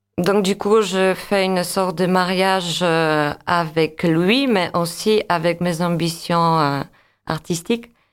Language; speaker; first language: French; non-native, fluent; Polish